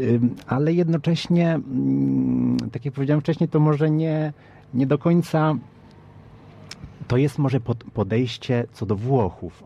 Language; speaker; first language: Polish; early bilingual, heritage; Polish